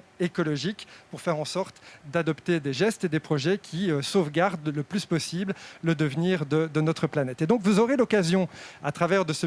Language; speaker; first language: French; native; French